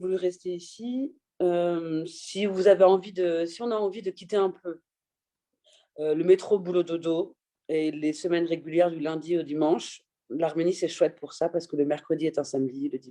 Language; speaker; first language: French; early bilingual, other home language; Persian